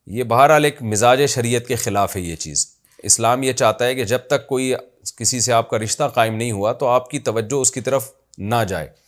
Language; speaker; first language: Urdu; native; Urdu